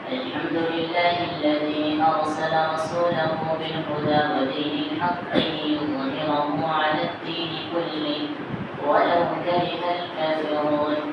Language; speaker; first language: Urdu; native; Urdu